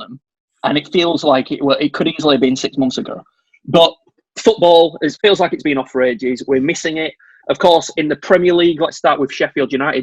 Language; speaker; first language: English; native; English